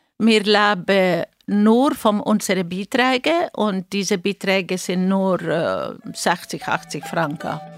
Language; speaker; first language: German; non-native, fluent; Greek